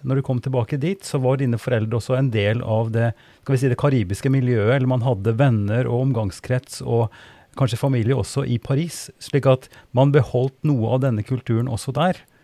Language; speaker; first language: Norwegian; native; Norwegian